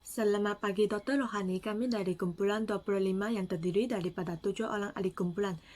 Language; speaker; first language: Malay; non-native, local second language; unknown